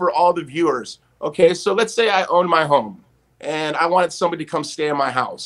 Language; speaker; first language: English; native; English